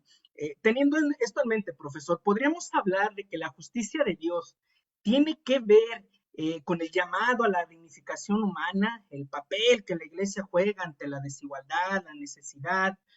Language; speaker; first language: Spanish; native; Spanish